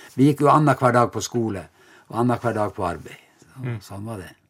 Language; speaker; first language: Norwegian; native; Norwegian